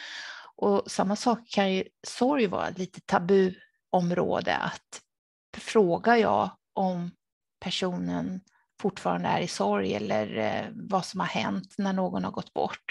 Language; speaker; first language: Swedish; native; Swedish